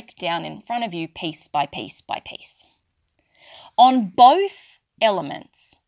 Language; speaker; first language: English; native; English